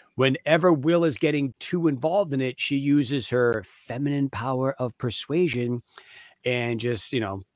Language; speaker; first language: English; native; English